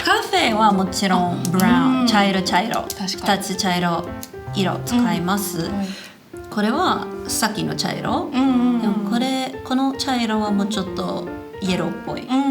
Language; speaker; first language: Japanese; non-native, fluent; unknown